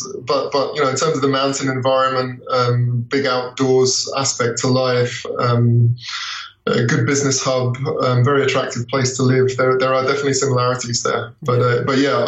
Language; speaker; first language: English; native; English